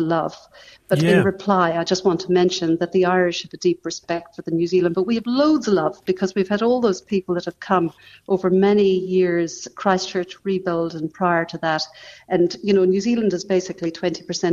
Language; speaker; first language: English; native; English